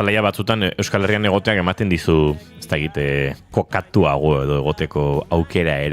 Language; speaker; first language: Basque; native; Basque